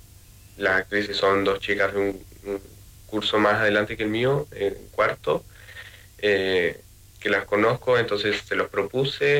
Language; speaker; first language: Spanish; native; Spanish